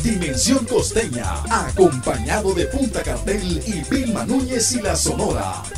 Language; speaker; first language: Spanish; native; Spanish